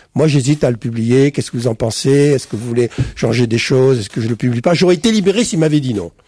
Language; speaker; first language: French; native; French